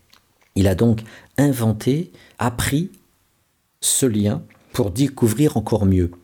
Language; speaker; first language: French; native; French